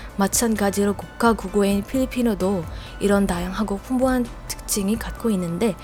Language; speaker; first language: Korean; non-native, fluent; Filipino